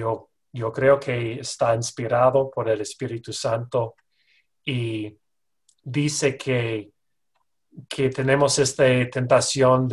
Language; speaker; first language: Spanish; non-native, fluent; English